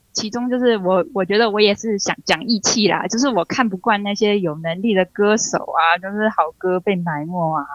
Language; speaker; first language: Chinese; native; Chinese